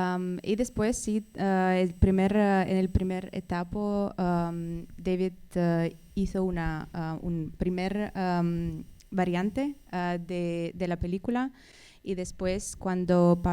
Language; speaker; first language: Spanish; non-native, fluent; Russian